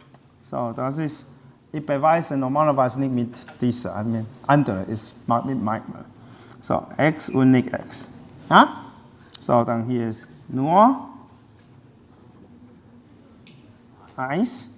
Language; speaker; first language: German; non-native, fluent; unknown